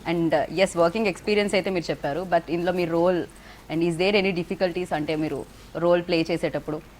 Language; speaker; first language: Telugu; native; Telugu